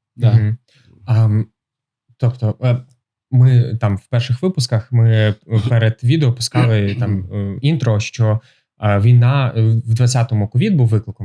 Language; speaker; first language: Ukrainian; native; Ukrainian